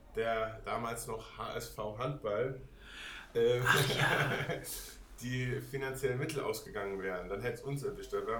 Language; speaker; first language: German; non-native, fluent; Danish